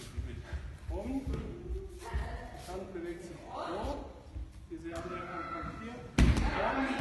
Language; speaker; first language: German; non-native, learner; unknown